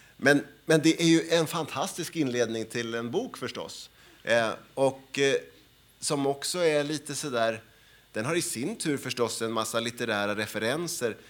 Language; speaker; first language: Swedish; native; Swedish